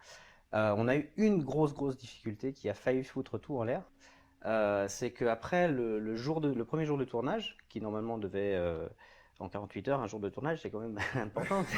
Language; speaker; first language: French; native; French